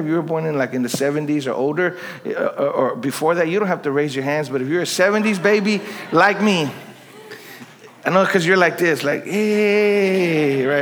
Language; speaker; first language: English; native; English